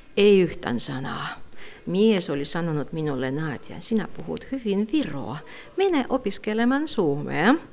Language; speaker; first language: Finnish; non-native, fluent; Russian